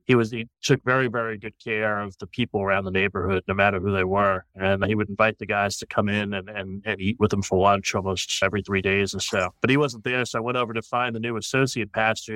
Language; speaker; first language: English; native; English